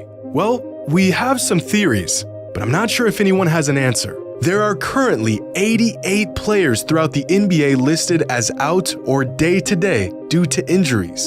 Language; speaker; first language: English; native; English